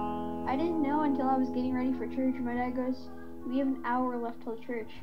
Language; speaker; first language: English; native; English